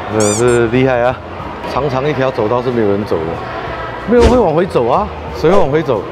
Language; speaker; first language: Chinese; native; Chinese